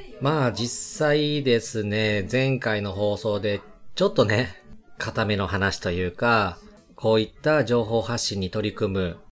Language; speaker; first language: Japanese; native; Japanese